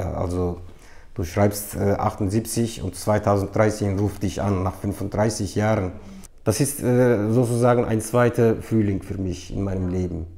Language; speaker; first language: German; non-native, fluent; Turkish